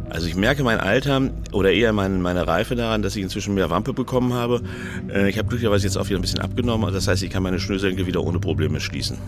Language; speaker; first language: German; native; German